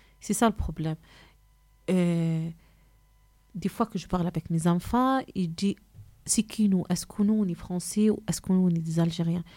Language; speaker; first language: French; non-native, local second language; Arabic